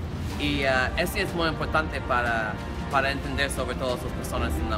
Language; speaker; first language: Spanish; non-native, learner; English